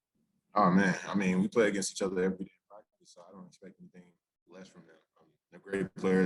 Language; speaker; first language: English; native; English